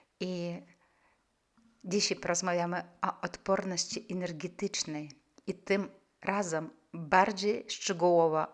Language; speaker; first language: Polish; non-native, fluent; Russian